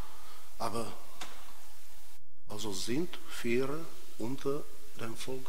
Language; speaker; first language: German; non-native, fluent; Czech